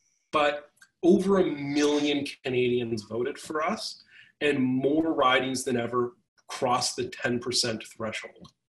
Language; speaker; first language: English; native; English